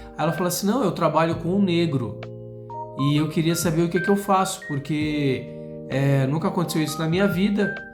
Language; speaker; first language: Portuguese; native; Portuguese